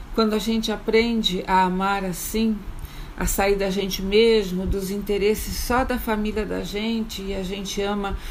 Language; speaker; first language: Portuguese; native; Portuguese